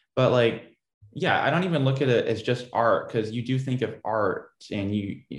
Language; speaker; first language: English; native; English